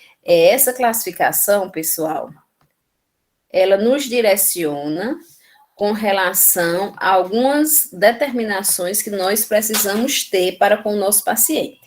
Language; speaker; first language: Portuguese; native; Portuguese